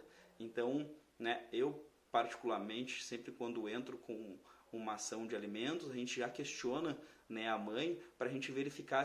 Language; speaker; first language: Portuguese; native; Portuguese